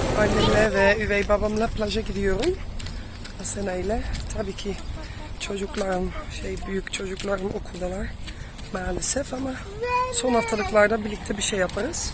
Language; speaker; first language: Turkish; non-native, fluent; Dutch